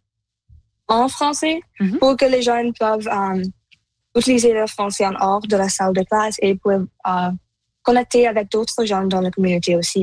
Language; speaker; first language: French; non-native, local second language; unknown